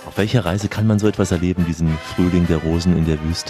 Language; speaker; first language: German; native; German